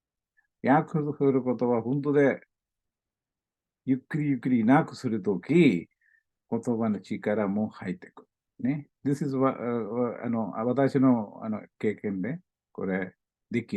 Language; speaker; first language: Japanese; non-native, learner; Malayalam